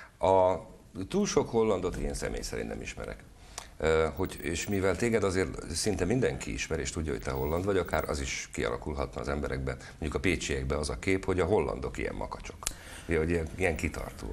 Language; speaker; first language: Hungarian; native; Hungarian